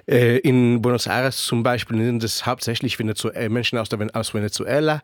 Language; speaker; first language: German; non-native, fluent; Hebrew